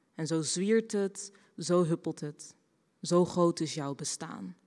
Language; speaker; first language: Dutch; native; Dutch